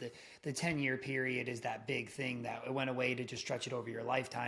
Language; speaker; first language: English; native; English